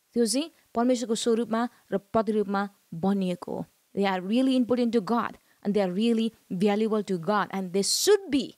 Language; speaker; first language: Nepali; native; Nepali